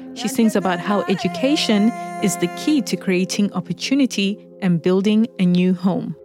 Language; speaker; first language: English; non-native, local second language; Shona